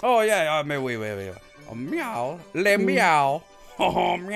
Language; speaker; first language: French; non-native, learner; English